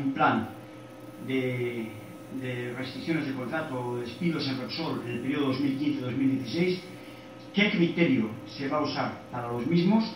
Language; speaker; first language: Spanish; native; Spanish